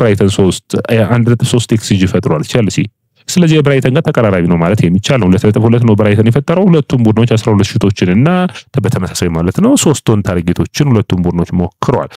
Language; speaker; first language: Amharic; native; Amharic